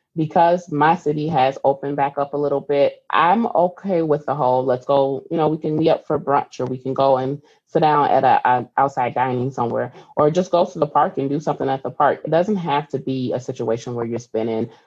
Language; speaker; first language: English; native; English